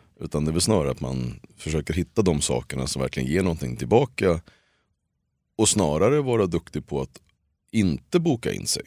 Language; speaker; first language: Swedish; native; Swedish